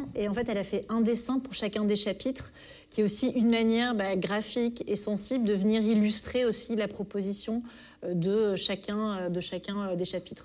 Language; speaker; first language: French; native; French